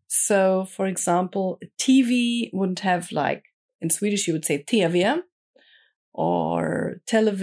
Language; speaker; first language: English; non-native, fluent; German